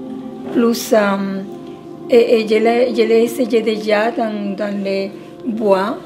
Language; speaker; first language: French; non-native, fluent; Spanish